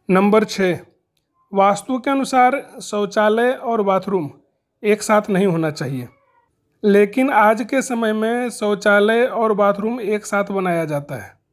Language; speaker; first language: Hindi; native; Hindi